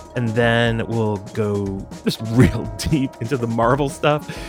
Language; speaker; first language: English; native; English